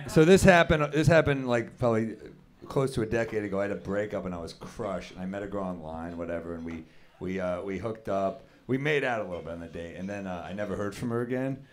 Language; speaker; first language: English; native; English